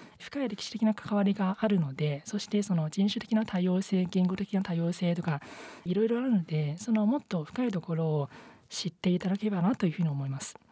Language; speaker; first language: Japanese; non-native, fluent; Chinese